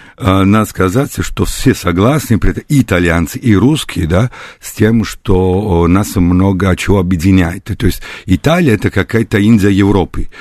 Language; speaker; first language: Russian; non-native, fluent; Italian